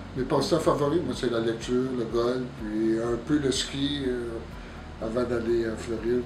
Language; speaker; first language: French; native; French